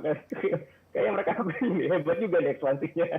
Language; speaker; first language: Indonesian; native; Indonesian